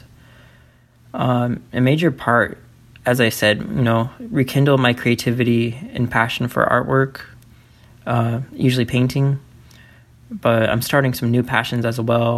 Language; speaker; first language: English; native; English